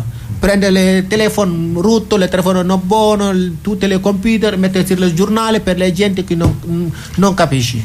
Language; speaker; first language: Italian; non-native, learner; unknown